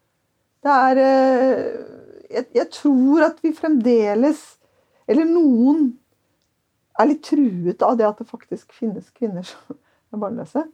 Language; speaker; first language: Norwegian; native; Norwegian